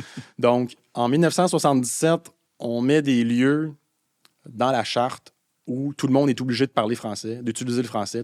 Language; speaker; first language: French; native; French